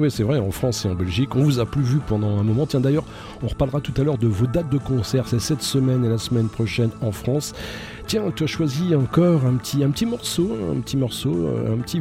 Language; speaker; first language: French; native; French